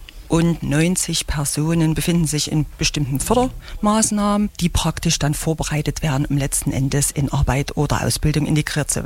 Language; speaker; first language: German; native; German